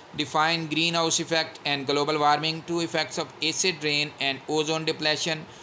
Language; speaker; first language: English; non-native, local second language; Urdu